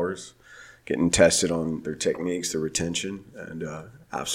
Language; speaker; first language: English; native; English